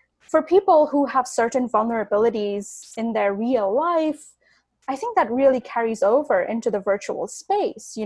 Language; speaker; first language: English; non-native, local second language; Bangla